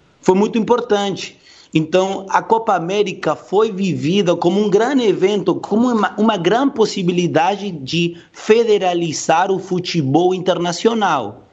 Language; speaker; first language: Portuguese; non-native, fluent; Spanish